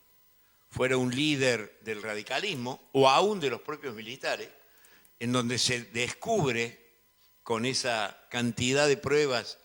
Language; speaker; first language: Spanish; native; Spanish